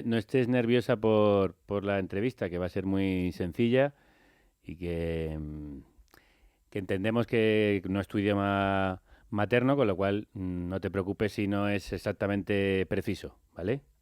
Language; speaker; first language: Spanish; native; Spanish